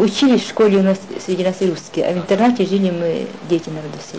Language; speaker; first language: Russian; non-native, local second language; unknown